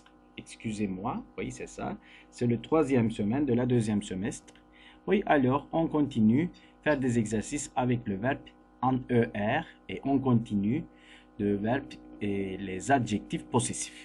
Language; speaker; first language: French; non-native, fluent; Turkish